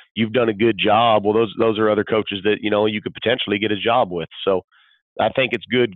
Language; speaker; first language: English; native; English